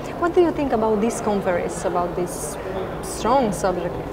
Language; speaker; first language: English; non-native, learner; Romanian